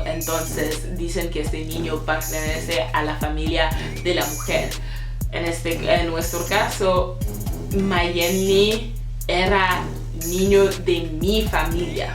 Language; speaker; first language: Spanish; non-native, fluent; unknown